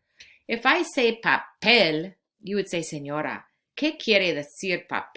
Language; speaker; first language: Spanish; non-native, fluent; English